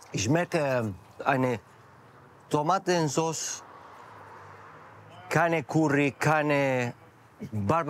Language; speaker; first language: German; non-native, learner; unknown